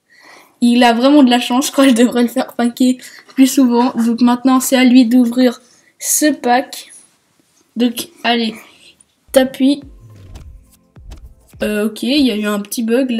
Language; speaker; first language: French; native; French